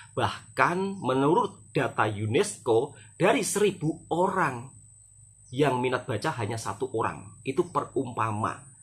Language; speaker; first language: Indonesian; native; Indonesian